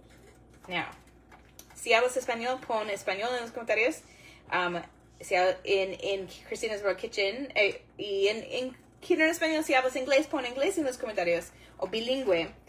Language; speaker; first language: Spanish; non-native, learner; English